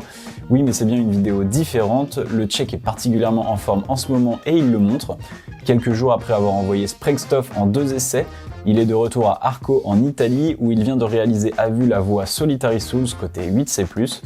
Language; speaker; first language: French; native; French